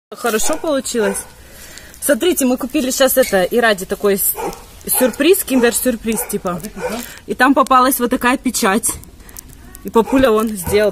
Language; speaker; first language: Russian; native; Russian